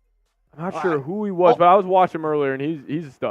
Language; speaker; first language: English; native; English